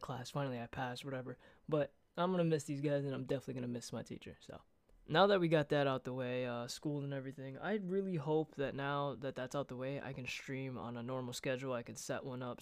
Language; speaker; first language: English; native; English